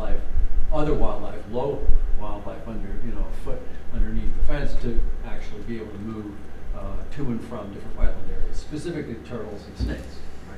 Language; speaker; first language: English; native; English